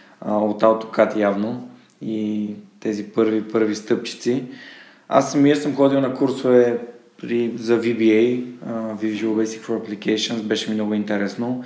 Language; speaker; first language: Bulgarian; native; Bulgarian